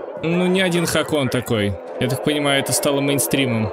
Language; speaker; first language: Russian; native; Russian